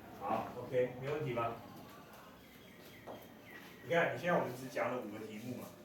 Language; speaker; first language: Chinese; native; Chinese